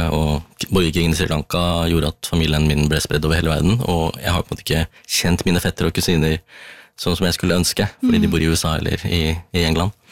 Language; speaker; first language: Norwegian; early bilingual, other home language; Tamil